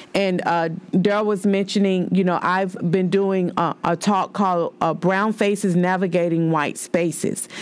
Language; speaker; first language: English; native; English